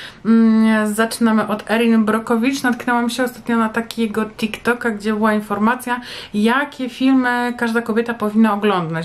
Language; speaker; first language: Polish; native; Polish